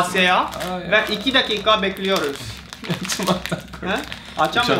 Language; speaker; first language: Turkish; non-native, learner; Japanese